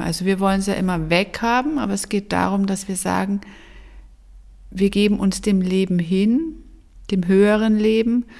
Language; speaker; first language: German; native; German